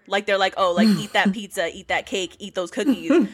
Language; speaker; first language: English; native; English